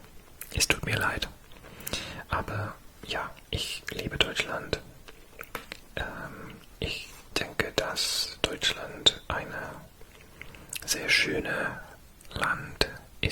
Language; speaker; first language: German; non-native, learner; English